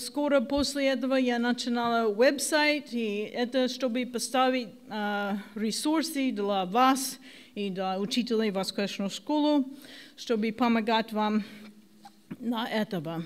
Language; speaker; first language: Russian; non-native, learner; English